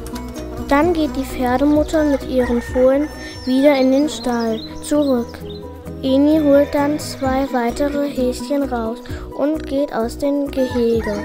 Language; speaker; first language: German; native; German